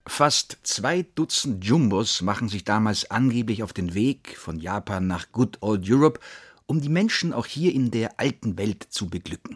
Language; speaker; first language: German; native; German